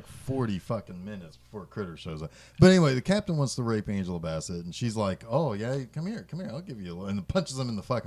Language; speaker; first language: English; native; English